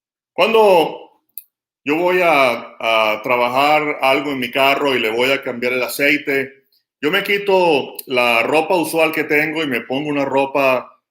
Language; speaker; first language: Spanish; native; Spanish